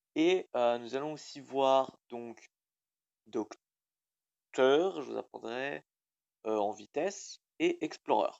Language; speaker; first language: French; native; French